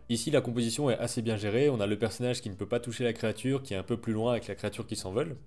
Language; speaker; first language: French; native; French